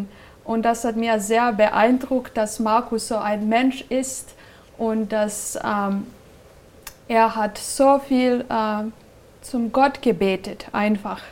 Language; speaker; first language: German; non-native, fluent; Serbian